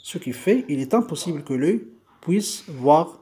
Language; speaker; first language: French; non-native, local second language; Arabic